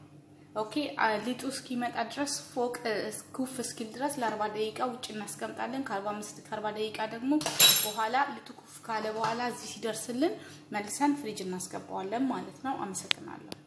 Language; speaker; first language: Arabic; non-native, learner; Amharic